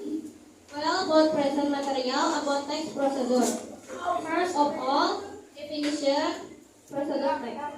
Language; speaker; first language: English; non-native, learner; Indonesian